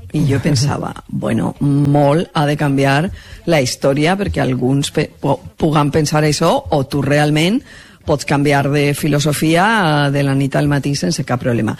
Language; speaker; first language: Catalan; native; Catalan